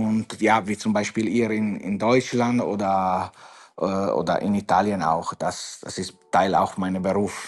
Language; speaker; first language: German; non-native, fluent; Italian